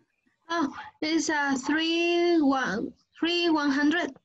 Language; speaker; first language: English; non-native, learner; Spanish